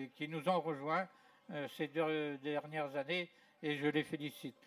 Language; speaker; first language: French; native; French